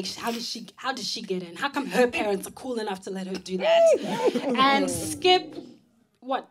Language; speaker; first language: English; non-native, local second language; Shona